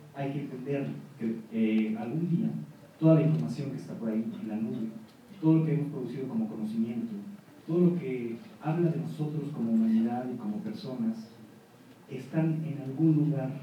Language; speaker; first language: Spanish; native; Spanish